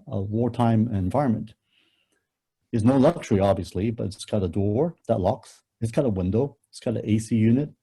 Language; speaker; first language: English; non-native, local second language; Cantonese